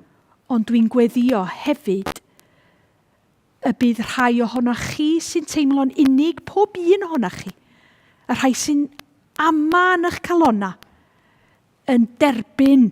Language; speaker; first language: Welsh; native; Welsh